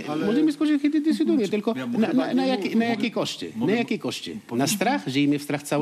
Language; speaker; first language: Polish; non-native, learner; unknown